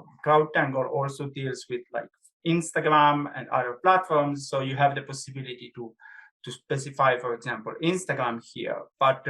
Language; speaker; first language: English; non-native, fluent; Italian